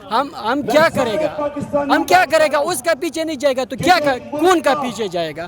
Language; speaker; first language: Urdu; non-native, local second language; Pashto